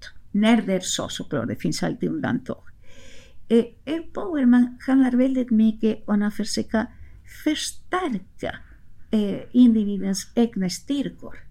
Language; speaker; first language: Swedish; non-native, fluent; Spanish